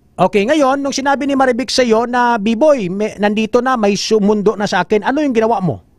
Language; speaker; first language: Filipino; non-native, local second language; Hiligaynon